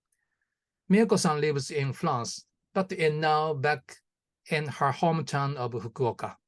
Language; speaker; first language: English; non-native, learner; Japanese